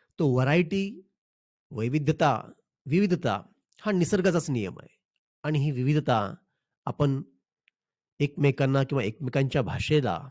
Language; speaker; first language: Marathi; native; Marathi